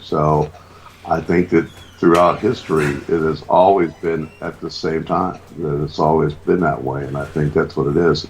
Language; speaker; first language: English; native; English